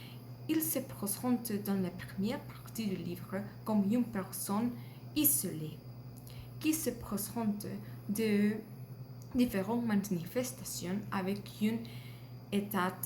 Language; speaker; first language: French; non-native, learner; Spanish